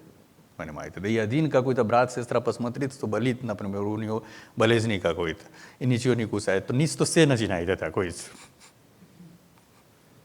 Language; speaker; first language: Russian; non-native, learner; Hindi